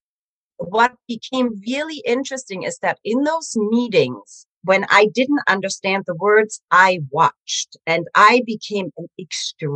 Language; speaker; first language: English; non-native, fluent; German